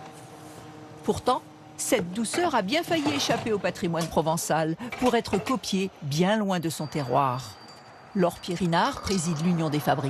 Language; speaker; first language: French; native; French